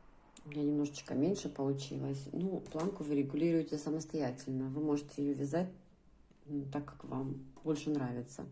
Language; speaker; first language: Russian; native; Russian